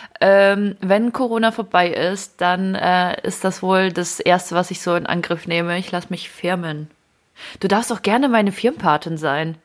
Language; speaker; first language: German; early bilingual, other home language; Ukrainian